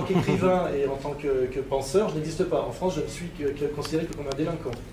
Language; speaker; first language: French; native; French